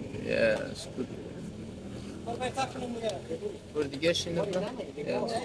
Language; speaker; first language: English; non-native, learner; Persian